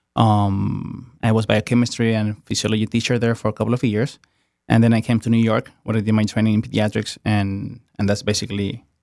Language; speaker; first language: English; non-native, fluent; Spanish